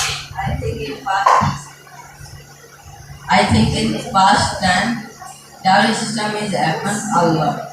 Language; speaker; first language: English; non-native, learner; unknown